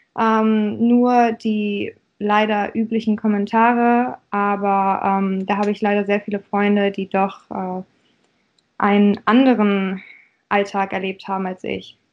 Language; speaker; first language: German; early bilingual, other home language; Russian